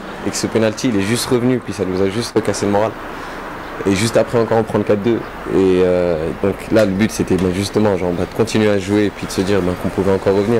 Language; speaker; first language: French; native; French